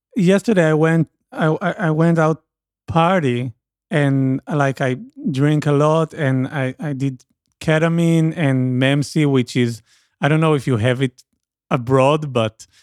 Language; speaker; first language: English; non-native, learner; Hebrew